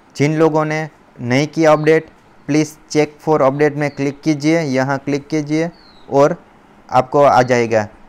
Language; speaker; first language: Hindi; non-native, local second language; Gujarati